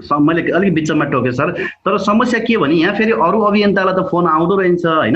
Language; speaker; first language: Nepali; native; Nepali